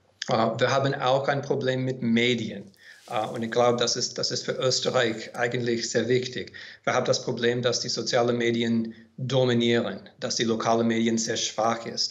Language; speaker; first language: German; non-native, fluent; English